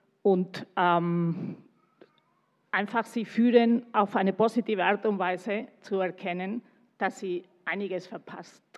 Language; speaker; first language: German; non-native, fluent; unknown